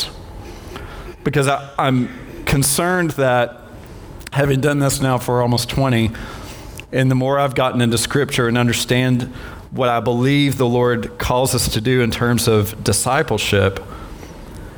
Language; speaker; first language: English; native; English